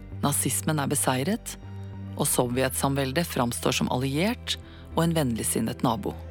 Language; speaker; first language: Norwegian; native; Norwegian